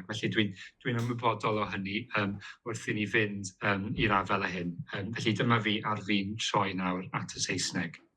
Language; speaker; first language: Welsh; native; Welsh